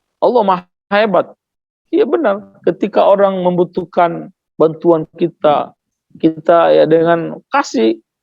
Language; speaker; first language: Indonesian; non-native, local second language; Tetum